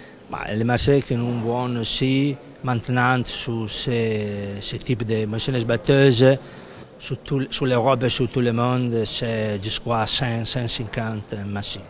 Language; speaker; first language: French; non-native, fluent; Italian